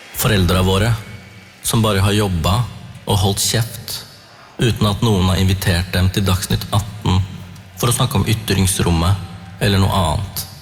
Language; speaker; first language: Norwegian; early bilingual, other home language; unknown